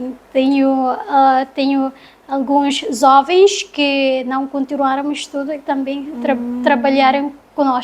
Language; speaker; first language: Portuguese; non-native, learner; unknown